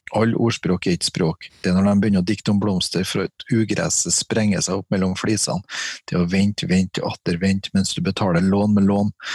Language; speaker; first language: Norwegian; native; Norwegian